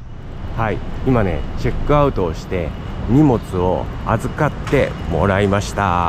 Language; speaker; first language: Japanese; native; Japanese